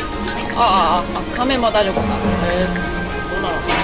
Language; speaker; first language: Japanese; non-native, learner; Cantonese